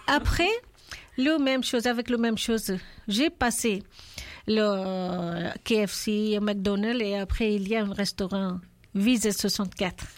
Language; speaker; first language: French; non-native, learner; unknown